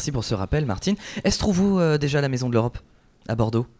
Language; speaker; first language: French; native; French